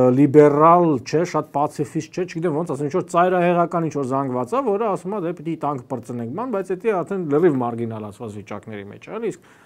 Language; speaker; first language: Armenian; native; Armenian